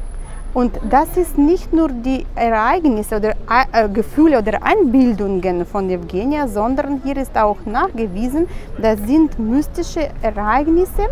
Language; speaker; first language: German; non-native, learner; Russian